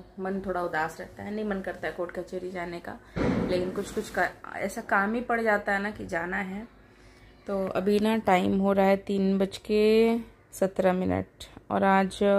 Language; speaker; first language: Hindi; native; Hindi